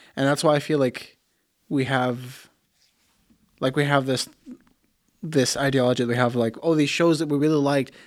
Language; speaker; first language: English; early bilingual, other home language; Plautdietsch